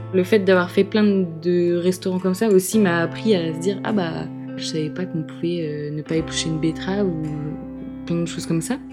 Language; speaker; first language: French; native; French